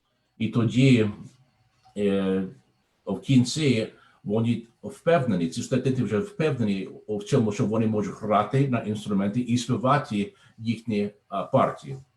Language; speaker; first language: Ukrainian; non-native, learner; English